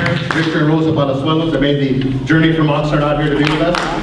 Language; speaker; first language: English; early bilingual, other home language; Spanish